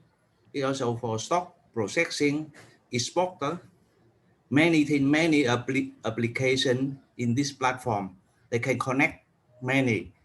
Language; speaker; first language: English; non-native, learner; Vietnamese